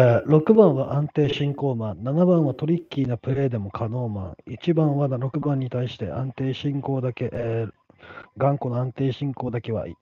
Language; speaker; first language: Japanese; native; Japanese